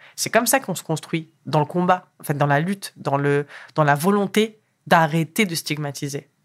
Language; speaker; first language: French; early bilingual, other home language; Arabic